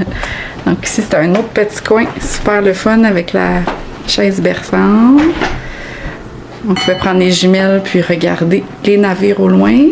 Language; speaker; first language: French; native; French